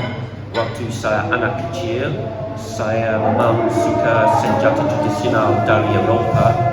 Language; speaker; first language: Indonesian; non-native, learner; English